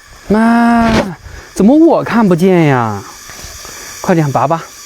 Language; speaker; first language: Chinese; native; Chinese